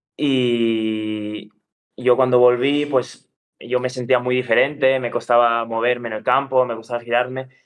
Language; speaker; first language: Spanish; native; Spanish